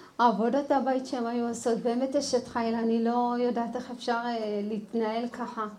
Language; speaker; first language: Hebrew; early bilingual, other home language; Amharic